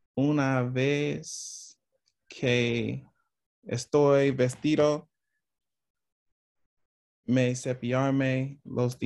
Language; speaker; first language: Spanish; non-native, learner; English